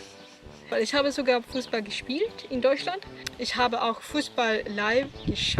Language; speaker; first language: German; non-native, fluent; Swedish